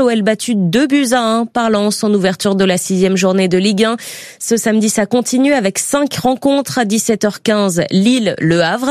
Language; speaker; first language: French; native; French